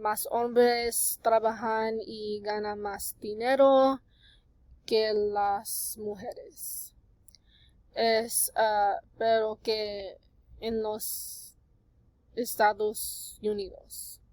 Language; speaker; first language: Spanish; non-native, learner; English